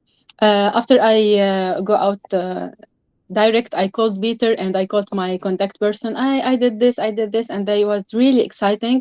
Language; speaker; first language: English; non-native, learner; Arabic